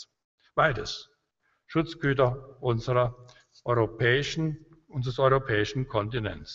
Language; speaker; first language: German; native; German